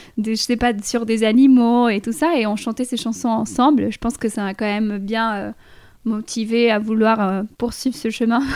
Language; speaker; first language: French; non-native, fluent; Spanish